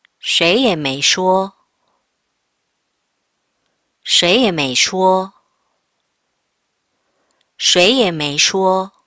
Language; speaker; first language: Chinese; non-native, fluent; Korean